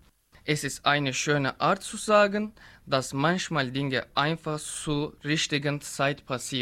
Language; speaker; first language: German; non-native, learner; Turkish